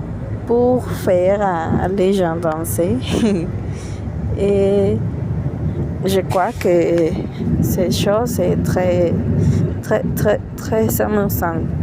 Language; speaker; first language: French; non-native, learner; Spanish